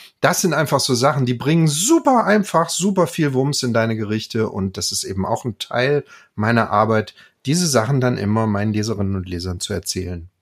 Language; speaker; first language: German; native; German